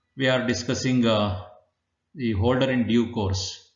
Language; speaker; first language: English; non-native, local second language; Kannada